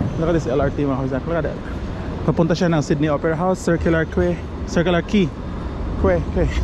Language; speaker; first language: Filipino; non-native, local second language; Cebuano